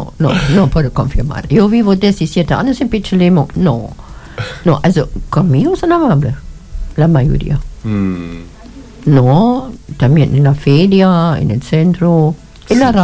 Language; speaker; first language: Spanish; non-native, fluent; German